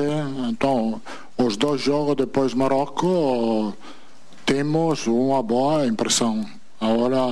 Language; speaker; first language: Portuguese; non-native, fluent; Italian